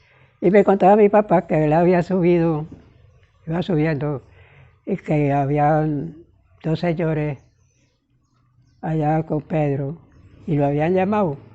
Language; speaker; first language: Spanish; native; Spanish